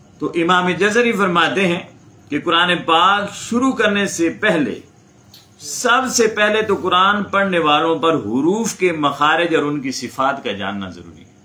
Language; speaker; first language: Urdu; non-native, local second language; Punjabi